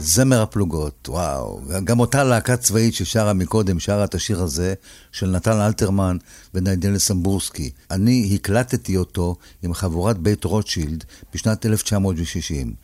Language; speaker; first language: Hebrew; native; Hebrew